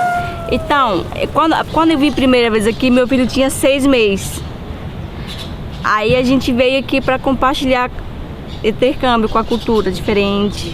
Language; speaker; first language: Portuguese; non-native, local second language; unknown